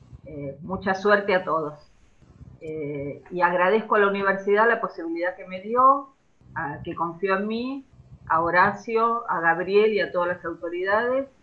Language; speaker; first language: Spanish; native; Spanish